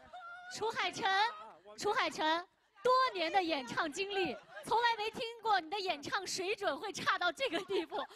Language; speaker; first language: Chinese; native; Chinese